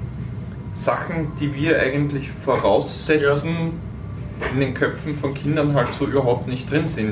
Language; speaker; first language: German; native; German